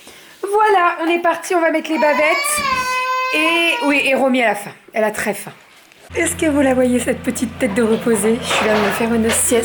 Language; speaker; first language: French; native; French